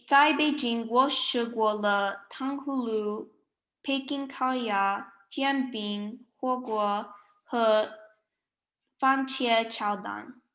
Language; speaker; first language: Chinese; non-native, learner; English